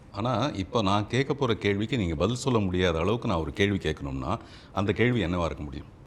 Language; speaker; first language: Tamil; non-native, local second language; Telugu